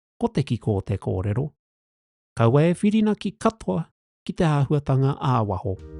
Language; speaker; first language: Māori; non-native, local second language; English